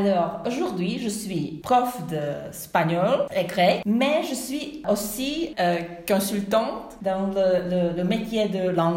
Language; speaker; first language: French; non-native, fluent; Czech